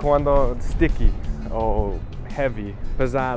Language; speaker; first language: Portuguese; non-native, fluent; English